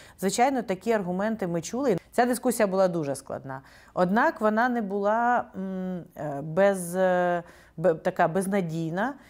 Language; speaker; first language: Ukrainian; native; Ukrainian